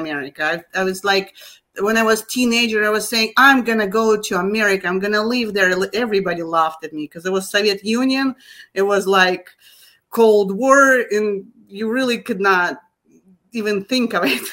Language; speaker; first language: English; non-native, fluent; Russian